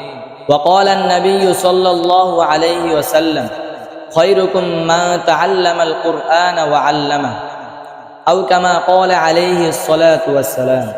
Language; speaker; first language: Arabic; non-native, learner; Bangla